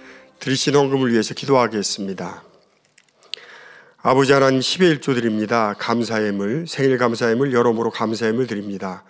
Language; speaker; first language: Korean; native; Korean